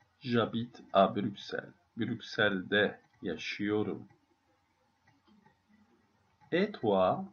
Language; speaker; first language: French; non-native, learner; Turkish